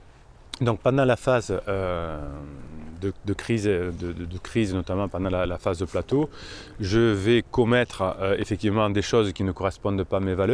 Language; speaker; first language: French; native; French